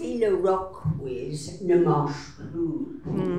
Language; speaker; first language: French; non-native, learner; English